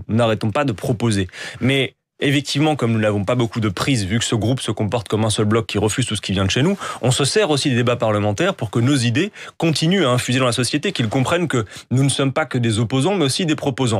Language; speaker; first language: French; native; French